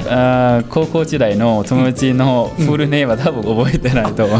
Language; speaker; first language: Japanese; non-native, fluent; Lao